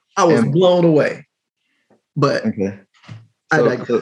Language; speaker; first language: English; native; English